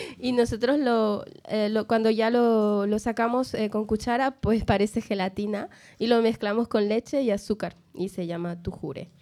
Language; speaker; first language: Spanish; native; Spanish